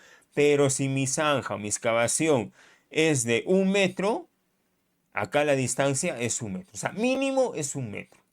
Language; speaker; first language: Spanish; native; Spanish